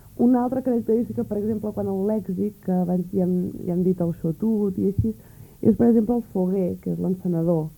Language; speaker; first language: Catalan; native; Catalan